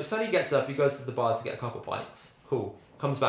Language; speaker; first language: English; native; English